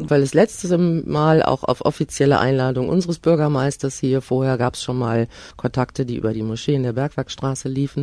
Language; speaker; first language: German; native; German